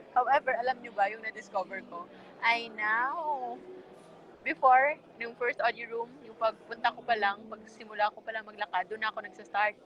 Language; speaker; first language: Filipino; non-native, local second language; Hiligaynon